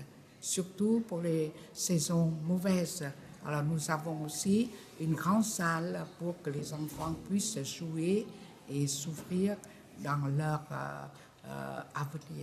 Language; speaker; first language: French; non-native, fluent; Vietnamese